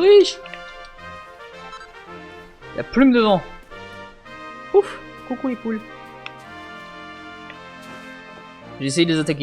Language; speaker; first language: French; native; French